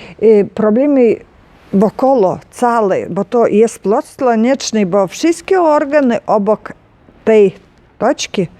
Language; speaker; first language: Polish; non-native, learner; Ukrainian